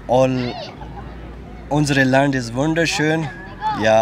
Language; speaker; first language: German; non-native, learner; Pashto